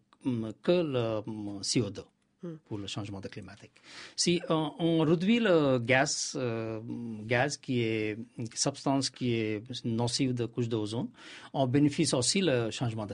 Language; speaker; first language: French; non-native, learner; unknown